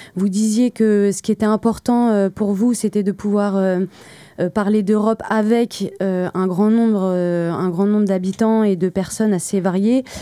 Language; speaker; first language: French; native; French